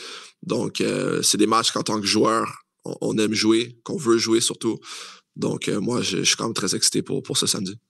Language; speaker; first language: French; native; French